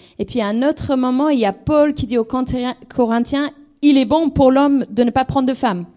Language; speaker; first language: French; non-native, fluent; English